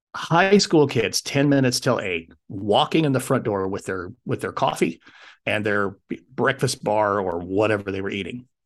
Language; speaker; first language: English; native; English